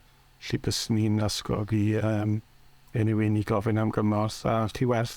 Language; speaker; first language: Welsh; native; Welsh